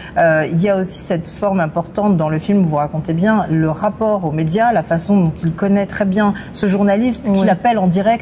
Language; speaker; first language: French; native; French